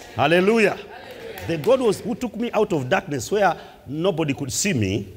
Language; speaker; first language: English; non-native, local second language; Swahili